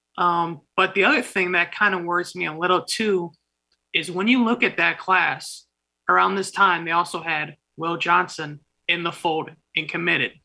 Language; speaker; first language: English; native; English